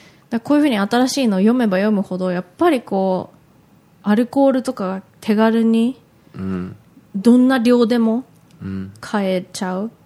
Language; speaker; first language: Japanese; early bilingual, heritage; Japanese